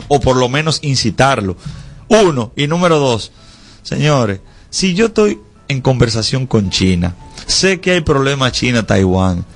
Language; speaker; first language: Spanish; native; Spanish